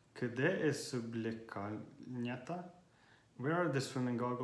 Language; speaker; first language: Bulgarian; non-native, learner; Finnish